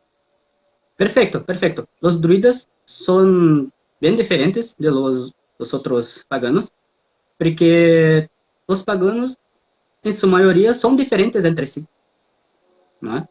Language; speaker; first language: Spanish; non-native, learner; Portuguese